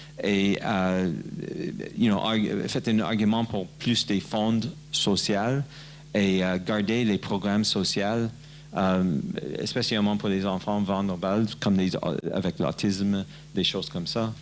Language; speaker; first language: French; non-native, learner; English